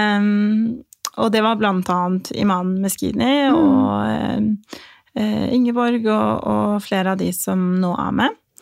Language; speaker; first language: Norwegian; early bilingual, other home language; Albanian